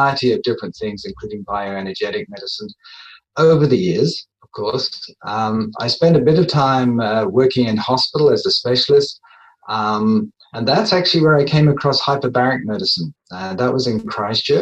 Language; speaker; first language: English; native; English